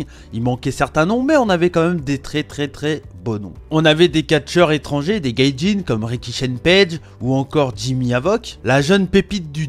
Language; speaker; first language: French; native; French